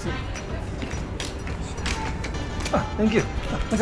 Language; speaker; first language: Spanish; non-native, learner; English